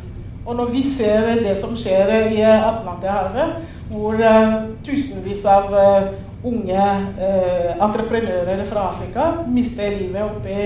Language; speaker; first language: Norwegian; non-native, fluent; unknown